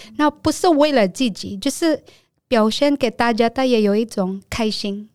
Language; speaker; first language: Chinese; non-native, learner; Filipino